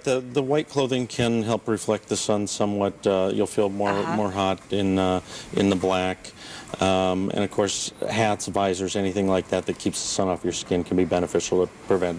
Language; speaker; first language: English; native; English